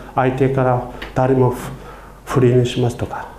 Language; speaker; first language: Japanese; non-native, fluent; Chinese